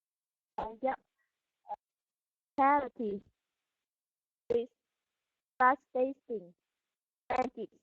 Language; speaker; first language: English; non-native, learner; Vietnamese